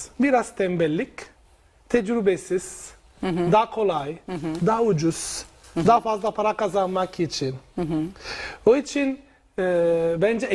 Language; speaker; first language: Turkish; non-native, learner; Italian